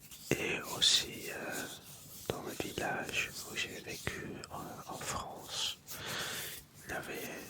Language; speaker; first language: French; early bilingual, other home language; Dutch